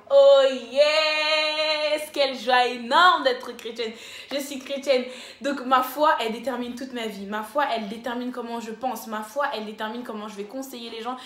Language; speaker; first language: French; early bilingual, other home language; Lingala